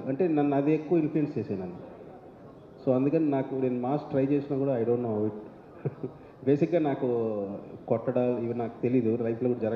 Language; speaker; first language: Telugu; native; Telugu